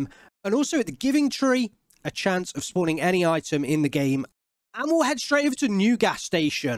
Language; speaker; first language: English; native; English